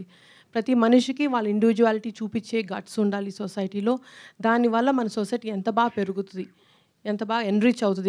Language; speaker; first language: Telugu; native; Telugu